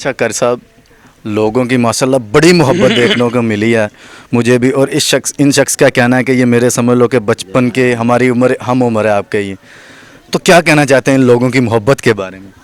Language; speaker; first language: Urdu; non-native, local second language; Punjabi